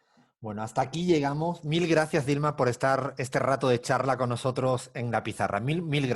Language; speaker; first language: Spanish; native; Spanish